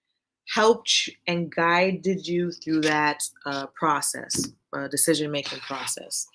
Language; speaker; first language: English; native; English